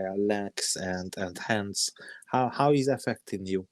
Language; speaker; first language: English; non-native, learner; Hungarian